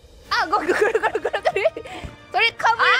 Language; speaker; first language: Japanese; non-native, learner; English